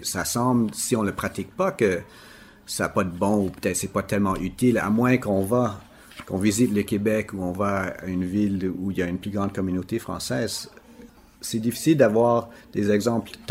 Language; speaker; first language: French; native; French